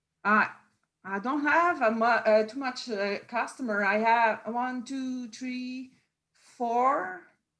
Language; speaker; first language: English; non-native, learner; French